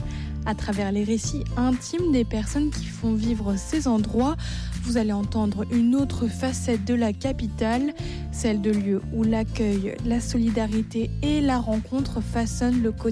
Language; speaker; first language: French; native; French